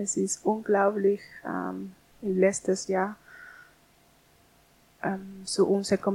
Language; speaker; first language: German; non-native, learner; Spanish